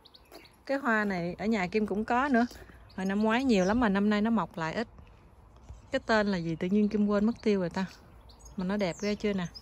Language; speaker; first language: Vietnamese; native; Vietnamese